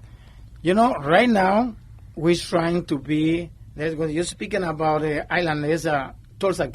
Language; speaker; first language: English; non-native, learner; Spanish